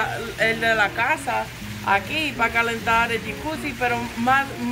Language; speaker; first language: Spanish; non-native, fluent; English